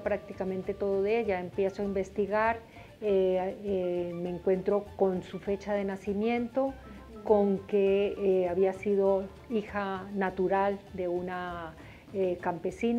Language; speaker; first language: Spanish; native; Spanish